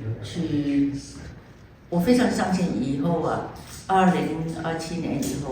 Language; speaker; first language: Chinese; non-native, local second language; Cantonese